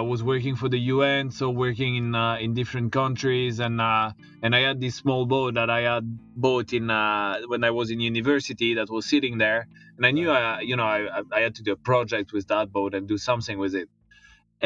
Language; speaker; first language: English; non-native, fluent; French